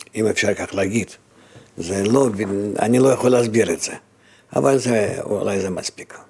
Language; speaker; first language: Hebrew; non-native, fluent; Russian